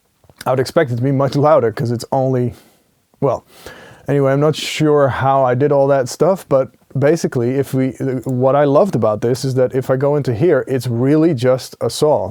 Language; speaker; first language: English; non-native, fluent; Dutch